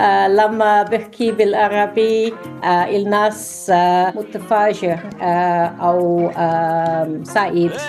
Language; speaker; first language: Arabic; non-native, learner; English